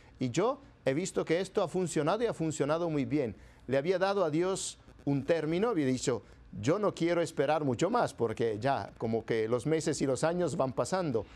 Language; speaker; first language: Spanish; non-native, fluent; Italian